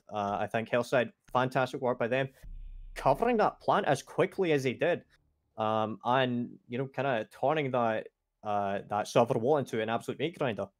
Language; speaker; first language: English; native; English